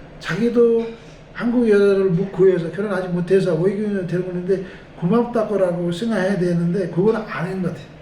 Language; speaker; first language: Korean; non-native, fluent; Nepali